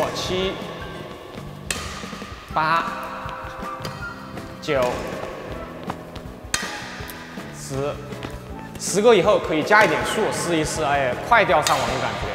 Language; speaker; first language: Chinese; native; Chinese